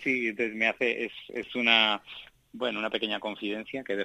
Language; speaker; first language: Spanish; native; Spanish